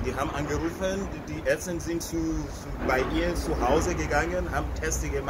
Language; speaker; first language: German; non-native, fluent; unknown